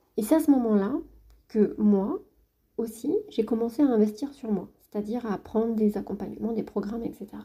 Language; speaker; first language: French; native; French